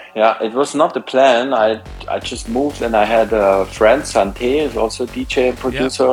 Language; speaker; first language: English; non-native, fluent; German